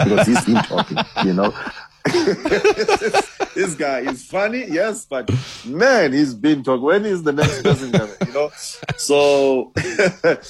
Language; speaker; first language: English; non-native, local second language; Xhosa